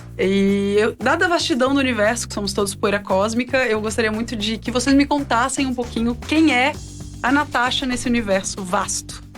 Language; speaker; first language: Portuguese; native; Portuguese